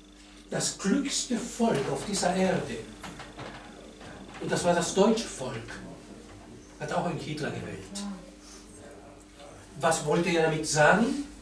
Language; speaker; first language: German; non-native, fluent; Spanish